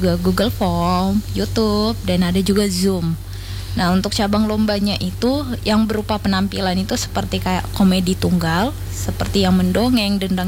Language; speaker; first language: Indonesian; non-native, local second language; Batak Toba